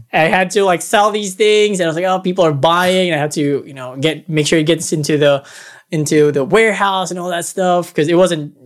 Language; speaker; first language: English; non-native, local second language; Filipino